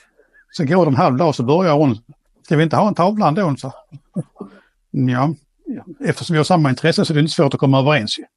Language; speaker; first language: Swedish; native; Swedish